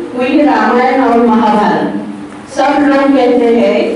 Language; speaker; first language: Hindi; non-native, local second language; Marathi